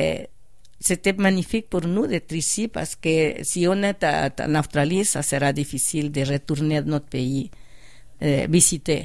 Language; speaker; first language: French; non-native, fluent; Spanish